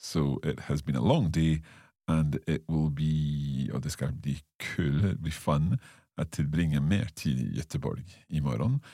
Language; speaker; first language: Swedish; non-native, learner; English